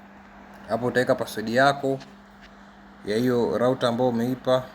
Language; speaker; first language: Swahili; native; Swahili